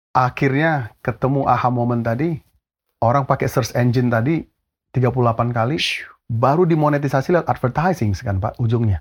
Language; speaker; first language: Indonesian; native; Indonesian